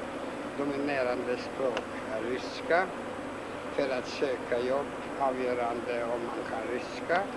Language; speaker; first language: Swedish; non-native, fluent; Latvian